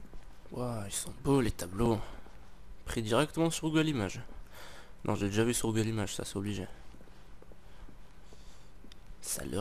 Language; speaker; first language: French; native; French